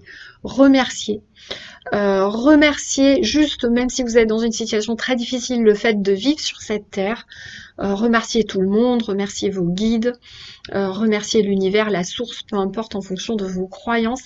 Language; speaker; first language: French; native; French